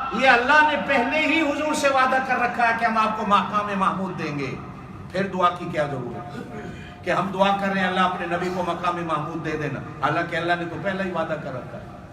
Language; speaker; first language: Urdu; non-native, local second language; Pashto